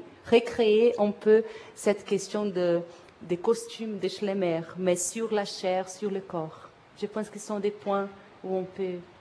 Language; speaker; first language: French; non-native, fluent; Portuguese